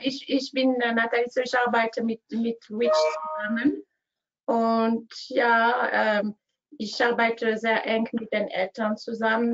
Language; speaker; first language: German; non-native, learner; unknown